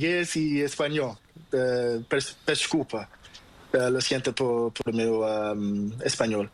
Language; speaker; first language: Spanish; non-native, learner; Portuguese